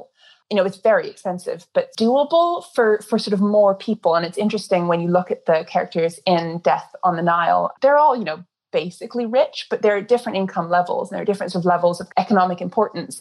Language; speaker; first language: English; native; English